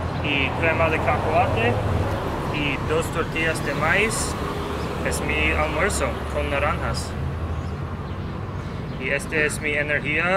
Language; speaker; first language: Spanish; non-native, learner; English